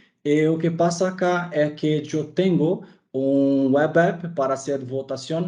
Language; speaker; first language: Spanish; non-native, fluent; Portuguese